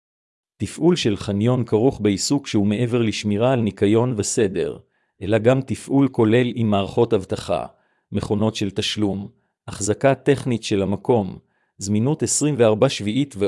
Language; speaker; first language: Hebrew; native; Hebrew